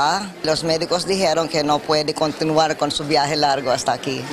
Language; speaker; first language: Spanish; non-native, fluent; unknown